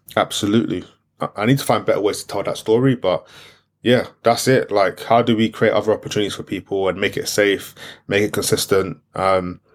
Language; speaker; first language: English; non-native, local second language; French